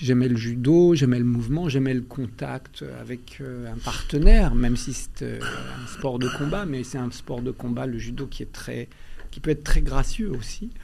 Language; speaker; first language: French; early bilingual, other home language; Albanian